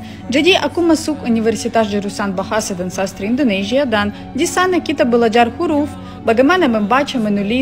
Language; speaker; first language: Indonesian; non-native, fluent; Ukrainian